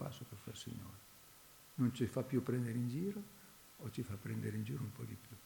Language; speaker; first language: Italian; native; Italian